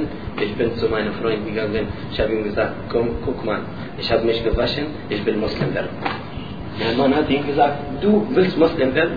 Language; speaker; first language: German; non-native, learner; Arabic